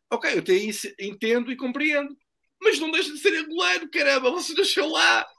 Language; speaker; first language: Portuguese; native; Portuguese